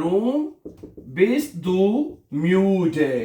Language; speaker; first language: German; non-native, fluent; Urdu